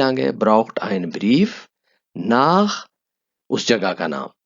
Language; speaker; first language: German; non-native, fluent; Urdu